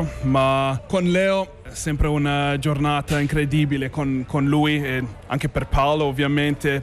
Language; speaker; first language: Italian; non-native, fluent; English